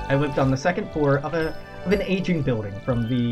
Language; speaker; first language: English; native; English